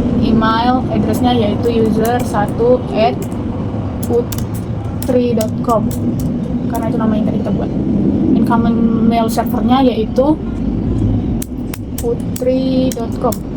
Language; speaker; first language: Indonesian; native; Indonesian